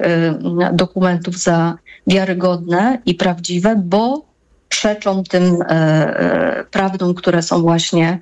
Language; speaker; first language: Polish; native; Polish